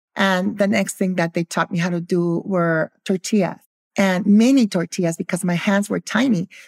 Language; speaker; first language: English; early bilingual, other home language; Spanish